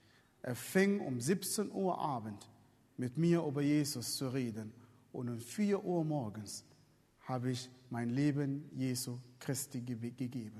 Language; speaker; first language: German; non-native, fluent; Arabic